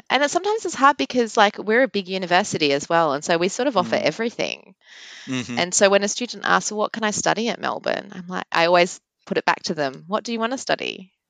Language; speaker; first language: English; native; English